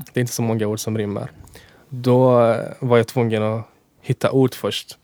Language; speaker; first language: Swedish; non-native, fluent; Persian